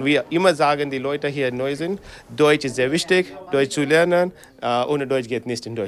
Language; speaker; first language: German; non-native, learner; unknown